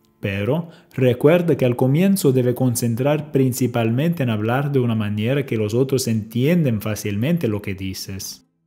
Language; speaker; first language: Spanish; non-native, fluent; English